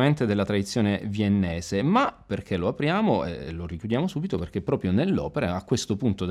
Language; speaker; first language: Italian; native; Italian